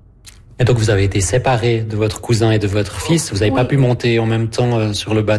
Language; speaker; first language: French; native; French